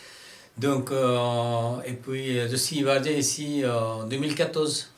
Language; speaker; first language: French; non-native, learner; Bangla